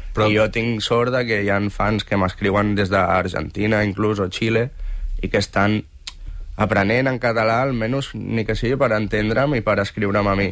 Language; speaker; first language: Catalan; native; Catalan